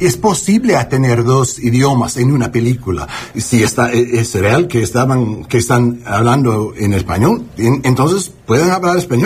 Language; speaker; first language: Spanish; early bilingual, heritage; Spanish